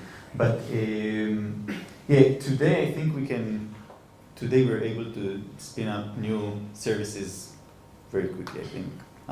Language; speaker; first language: English; non-native, fluent; Hebrew